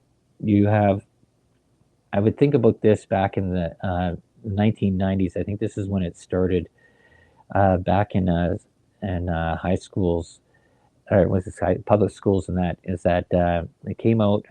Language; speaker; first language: English; native; English